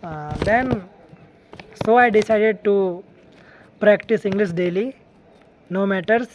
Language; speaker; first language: English; non-native, learner; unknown